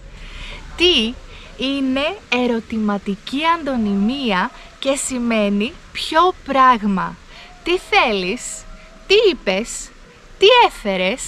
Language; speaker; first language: Greek; native; Greek